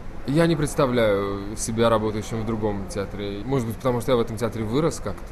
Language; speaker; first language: Russian; native; Russian